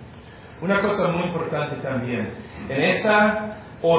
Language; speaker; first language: Spanish; non-native, fluent; English